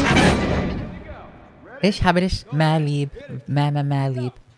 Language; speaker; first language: German; non-native, learner; English